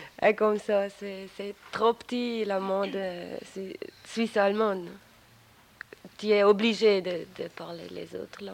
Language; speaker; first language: French; non-native, local second language; German